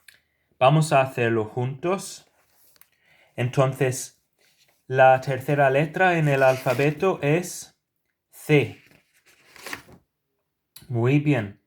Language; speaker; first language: Spanish; non-native, fluent; English